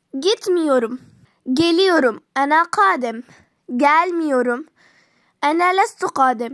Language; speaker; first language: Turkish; non-native, fluent; Arabic